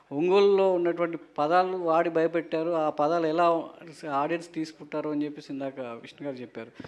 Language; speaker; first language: Telugu; native; Telugu